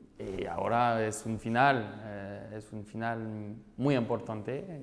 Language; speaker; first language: Spanish; non-native, learner; French